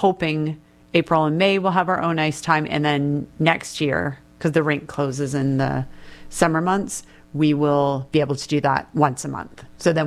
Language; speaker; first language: English; native; English